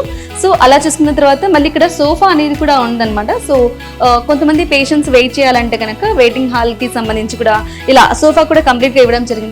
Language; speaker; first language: Telugu; native; Telugu